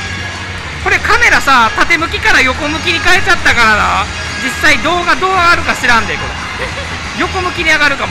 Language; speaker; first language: Japanese; native; Japanese